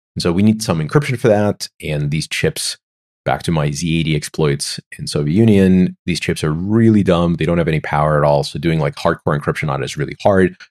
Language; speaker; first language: English; non-native, fluent; Ukrainian